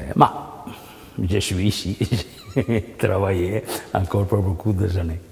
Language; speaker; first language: French; non-native, learner; Italian